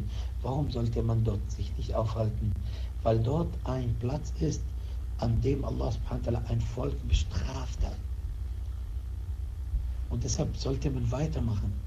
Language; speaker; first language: German; non-native, fluent; Arabic